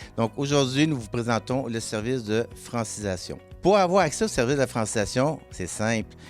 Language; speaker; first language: French; native; French